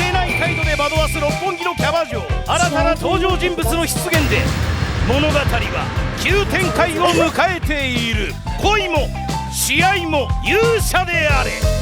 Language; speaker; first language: Japanese; native; Japanese